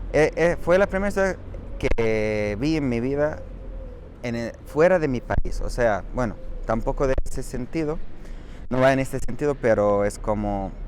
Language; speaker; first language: Spanish; non-native, fluent; Arabic